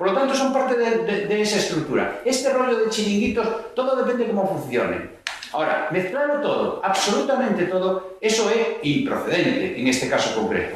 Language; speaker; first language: Spanish; native; Spanish